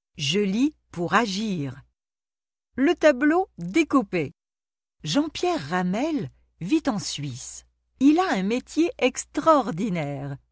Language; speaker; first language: French; non-native, local second language; Arabic